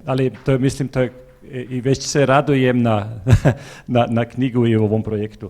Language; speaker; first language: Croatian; non-native, fluent; German